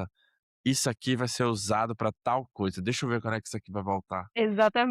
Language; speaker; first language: Portuguese; native; Portuguese